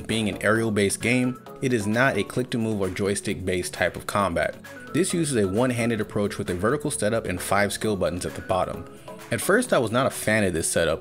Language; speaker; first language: English; native; English